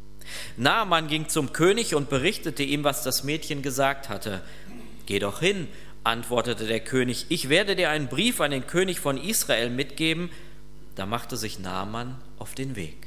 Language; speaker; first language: German; native; German